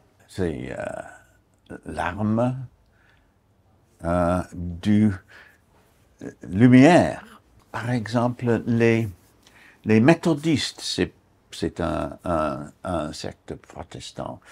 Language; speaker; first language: French; non-native, fluent; English